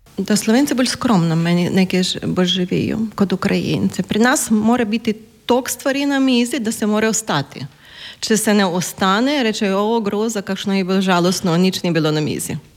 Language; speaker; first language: Slovenian; non-native, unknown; Ukrainian